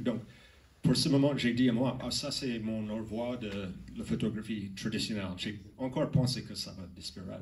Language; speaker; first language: French; non-native, learner; English